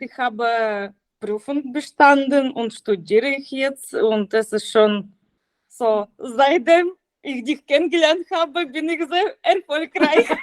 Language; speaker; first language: German; non-native, learner; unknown